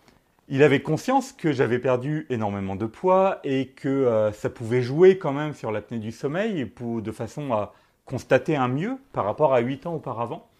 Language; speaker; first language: French; native; French